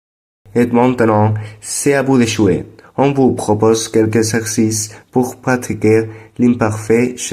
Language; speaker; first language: French; non-native, learner; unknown